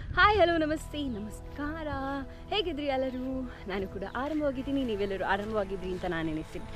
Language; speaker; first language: Kannada; non-native, local second language; Tulu